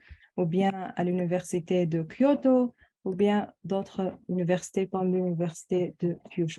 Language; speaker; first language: French; non-native, local second language; Arabic